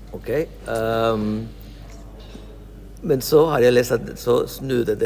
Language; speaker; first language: Norwegian; non-native, fluent; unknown